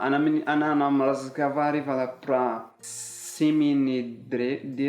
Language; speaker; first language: Russian; non-native, learner; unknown